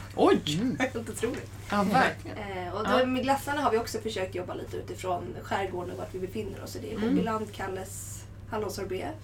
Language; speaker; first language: Swedish; native; Swedish